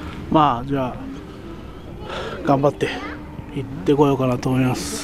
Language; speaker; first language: Japanese; native; Japanese